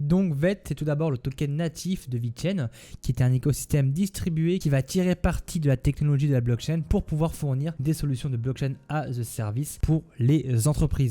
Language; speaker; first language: French; native; French